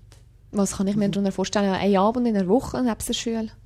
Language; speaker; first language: German; native; German